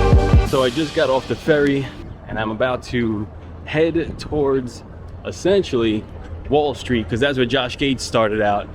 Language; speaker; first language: English; native; English